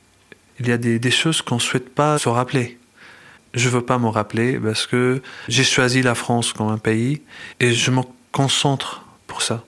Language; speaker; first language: French; non-native, fluent; Arabic